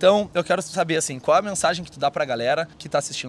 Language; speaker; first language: Portuguese; native; Portuguese